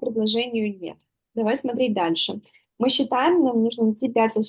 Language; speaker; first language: Russian; native; Russian